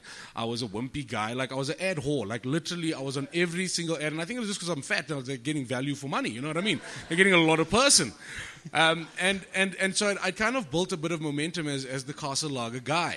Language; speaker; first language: English; native; English